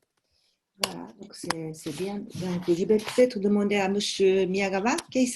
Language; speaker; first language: French; non-native, learner; Japanese